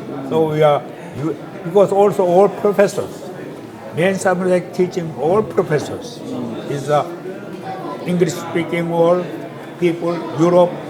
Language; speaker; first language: English; non-native, learner; Korean